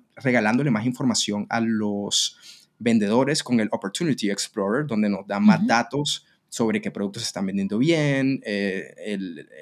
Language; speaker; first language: Spanish; native; Spanish